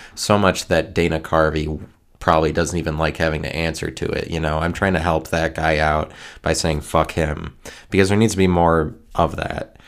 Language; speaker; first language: English; native; English